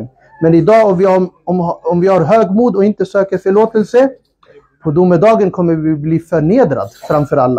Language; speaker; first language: Swedish; non-native, fluent; Urdu